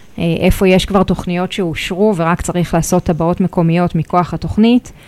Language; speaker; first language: Hebrew; native; Hebrew